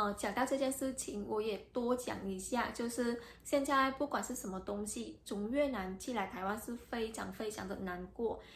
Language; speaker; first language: Chinese; non-native, fluent; Vietnamese